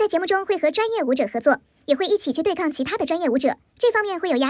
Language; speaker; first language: Chinese; native; Chinese